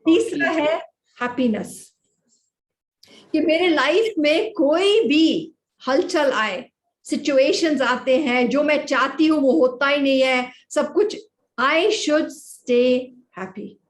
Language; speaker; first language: Hindi; native; Hindi